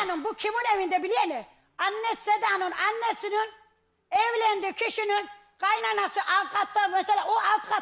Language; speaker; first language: Turkish; native; Turkish